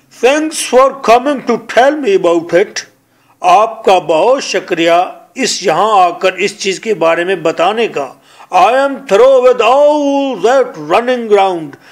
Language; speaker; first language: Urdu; non-native, local second language; Punjabi